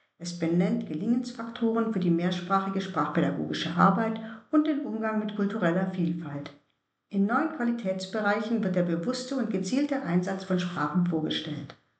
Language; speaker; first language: German; native; German